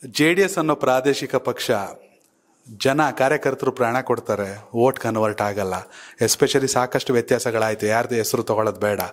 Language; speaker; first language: Kannada; native; Kannada